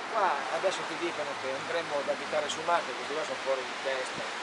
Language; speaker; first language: Italian; native; Italian